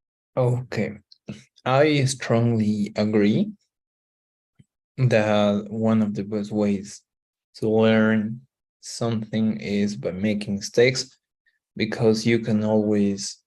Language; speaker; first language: English; non-native, learner; Spanish